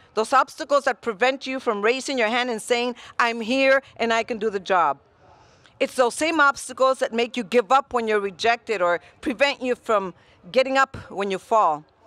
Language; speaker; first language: English; early bilingual, other home language; Spanish